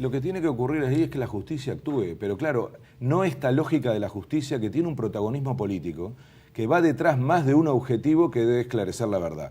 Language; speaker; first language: Spanish; native; Spanish